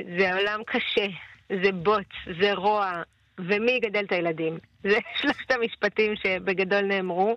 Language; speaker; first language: Hebrew; early bilingual, other home language; Russian